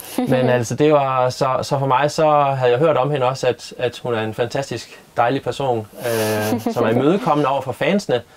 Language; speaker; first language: Danish; native; Danish